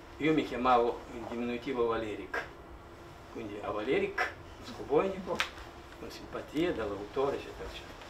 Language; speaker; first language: Italian; non-native, fluent; Russian